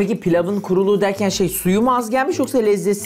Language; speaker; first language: Turkish; native; Turkish